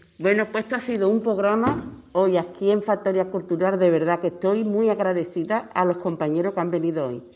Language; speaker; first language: Spanish; native; Spanish